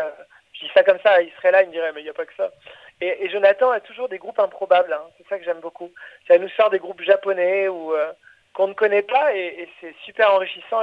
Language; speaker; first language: French; native; French